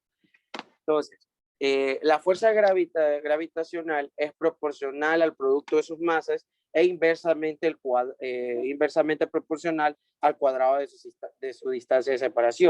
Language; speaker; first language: Spanish; native; Spanish